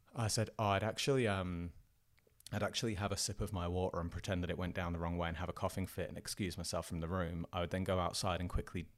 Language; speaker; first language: English; native; English